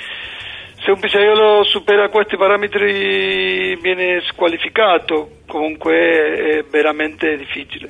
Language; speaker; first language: Italian; non-native, learner; Spanish